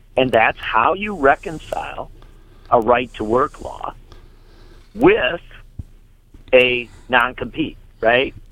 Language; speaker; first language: English; native; English